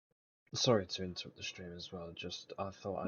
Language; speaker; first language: English; native; English